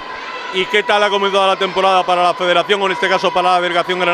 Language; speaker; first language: Spanish; native; Spanish